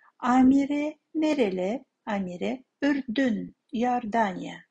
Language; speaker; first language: Turkish; non-native, fluent; Kazakh